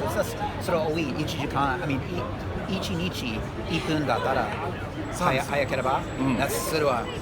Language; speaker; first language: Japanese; non-native, learner; English